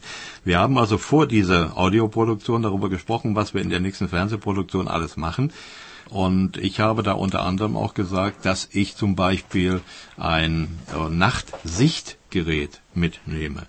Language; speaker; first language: German; native; German